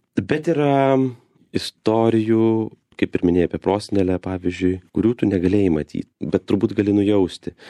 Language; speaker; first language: Lithuanian; native; Lithuanian